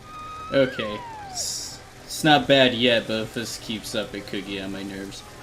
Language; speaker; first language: English; native; English